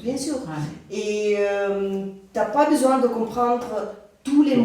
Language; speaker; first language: French; non-native, fluent; Russian